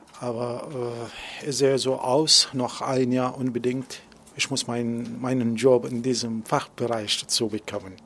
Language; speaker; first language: German; non-native, learner; Arabic